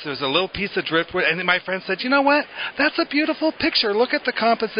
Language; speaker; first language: English; native; English